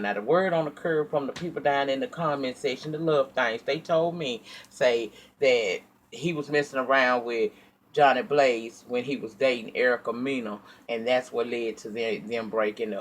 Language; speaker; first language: English; native; English